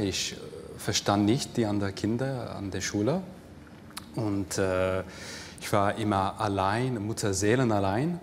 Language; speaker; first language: German; non-native, fluent; English